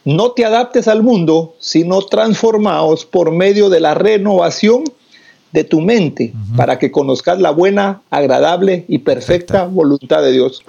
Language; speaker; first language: Spanish; native; Spanish